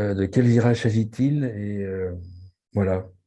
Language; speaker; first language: French; native; French